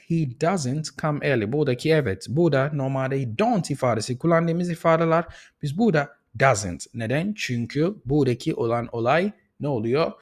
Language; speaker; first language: Turkish; non-native, fluent; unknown